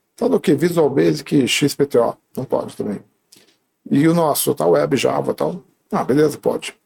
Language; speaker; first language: Portuguese; native; Portuguese